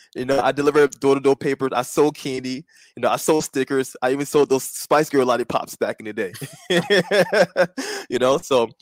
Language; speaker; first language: English; native; English